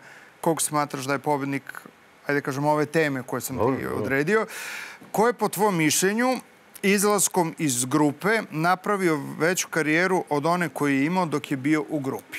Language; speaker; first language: Serbian; native; Serbian